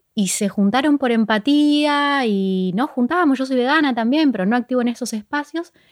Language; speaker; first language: Spanish; native; Spanish